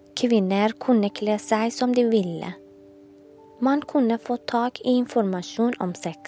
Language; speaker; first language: Norwegian; non-native, learner; Persian